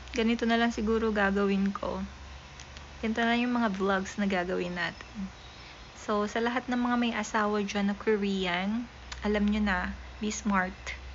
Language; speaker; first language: Filipino; native; Filipino